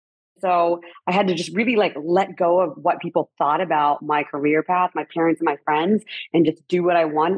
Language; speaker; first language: English; native; English